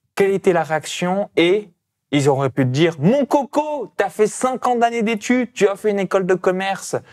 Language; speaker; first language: French; native; French